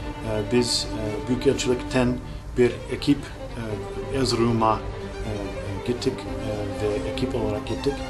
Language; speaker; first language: Turkish; non-native, learner; English